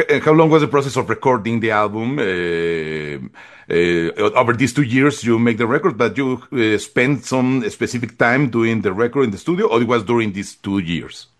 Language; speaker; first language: English; non-native, fluent; Spanish